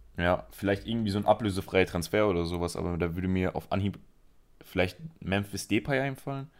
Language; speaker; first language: German; early bilingual, other home language; Spanish